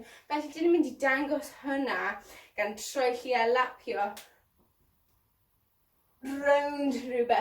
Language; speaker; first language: Welsh; non-native, local second language; English